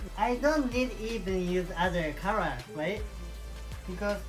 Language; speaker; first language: English; non-native, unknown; Japanese